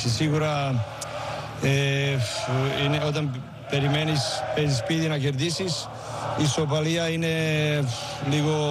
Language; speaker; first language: Greek; non-native, learner; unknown